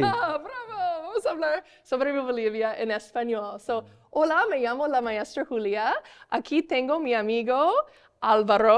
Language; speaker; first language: Spanish; non-native, learner; English